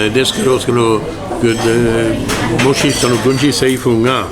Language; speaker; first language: Japanese; non-native, learner; French